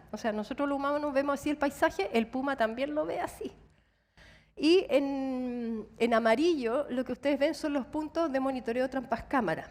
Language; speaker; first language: Spanish; native; Spanish